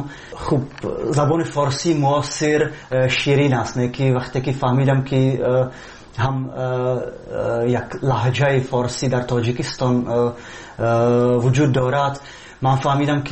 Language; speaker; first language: Persian; non-native, fluent; Czech